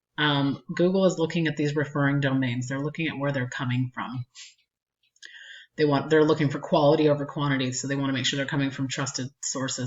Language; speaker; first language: English; native; English